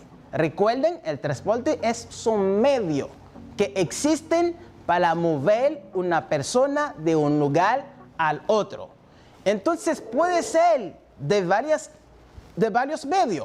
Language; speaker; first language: Spanish; non-native, fluent; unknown